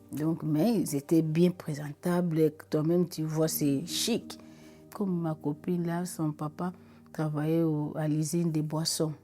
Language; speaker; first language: French; non-native, local second language; Lingala